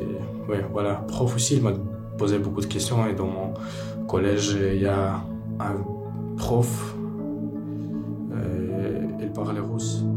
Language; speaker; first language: French; non-native, learner; Ukrainian